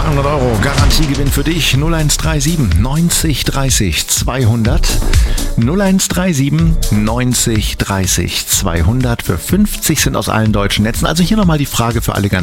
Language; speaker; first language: German; native; German